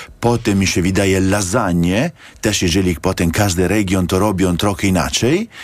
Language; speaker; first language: Polish; non-native, learner; Italian